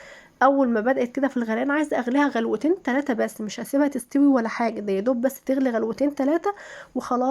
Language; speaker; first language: Arabic; native; Arabic